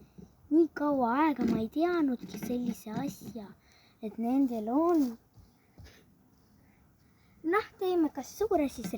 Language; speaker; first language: Estonian; non-native, local second language; Russian